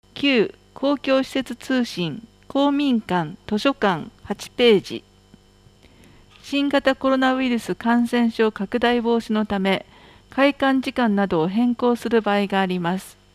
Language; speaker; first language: Japanese; native; Japanese